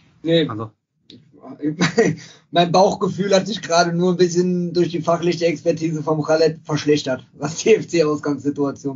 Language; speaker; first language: German; native; German